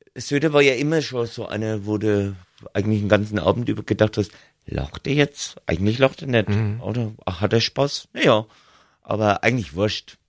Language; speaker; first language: German; native; German